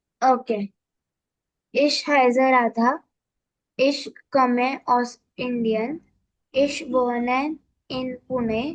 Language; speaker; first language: German; non-native, learner; Marathi